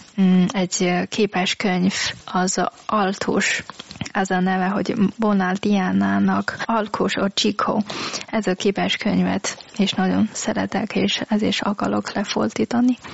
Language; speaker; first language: Hungarian; non-native, learner; Chinese